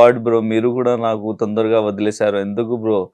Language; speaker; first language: Telugu; non-native, learner; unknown